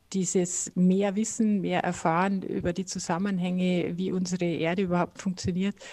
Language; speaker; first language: German; native; German